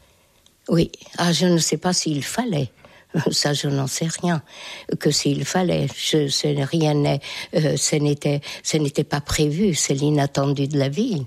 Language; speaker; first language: French; non-native, fluent; Hungarian